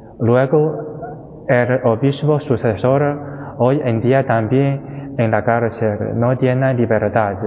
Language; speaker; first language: Spanish; non-native, fluent; Chinese